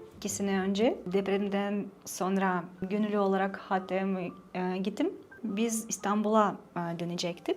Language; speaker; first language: Turkish; non-native, fluent; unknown